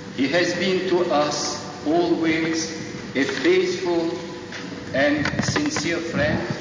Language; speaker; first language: English; non-native, fluent; Russian